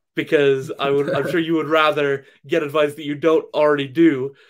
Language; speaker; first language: English; native; English